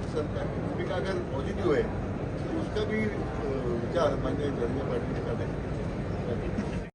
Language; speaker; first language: Hindi; non-native, local second language; Marathi